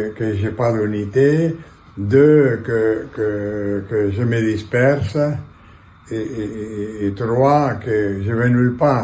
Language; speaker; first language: French; non-native, fluent; Catalan